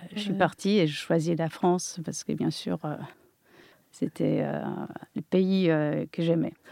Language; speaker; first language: French; non-native, fluent; Polish